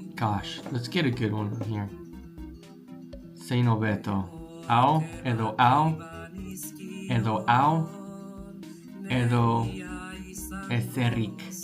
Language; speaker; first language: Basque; non-native, learner; English